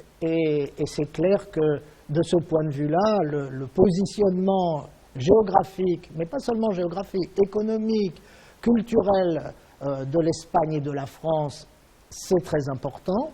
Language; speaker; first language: French; native; French